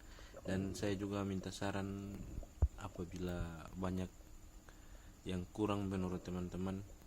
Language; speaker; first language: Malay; non-native, local second language; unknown